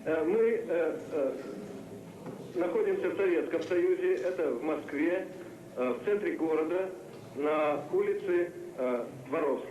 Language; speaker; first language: Russian; native; Russian